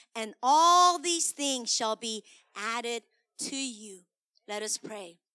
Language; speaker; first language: English; early bilingual, other home language; Korean